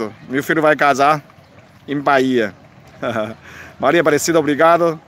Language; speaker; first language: Portuguese; non-native, fluent; Chinese